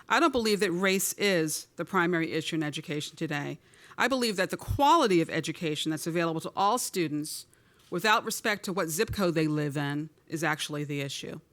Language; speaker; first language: English; native; English